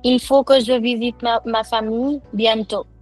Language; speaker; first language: French; non-native, fluent; Hindi